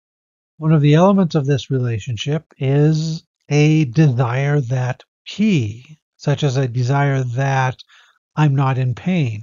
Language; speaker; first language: English; native; English